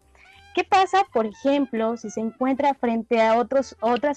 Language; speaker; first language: Spanish; native; Spanish